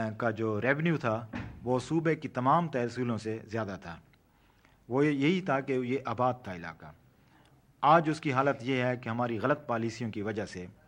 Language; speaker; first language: Urdu; non-native, local second language; Saraiki